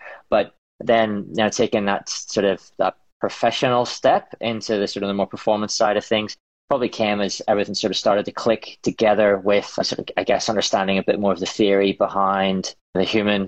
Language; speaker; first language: English; native; English